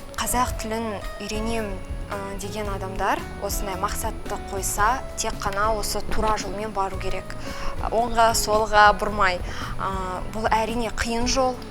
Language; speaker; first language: Kazakh; non-native, local second language; Russian